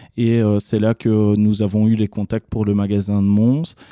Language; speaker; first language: French; native; French